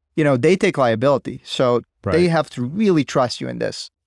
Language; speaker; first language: English; non-native, fluent; Hebrew